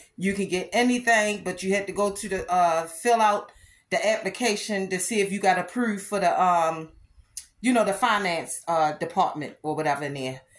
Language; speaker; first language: English; native; English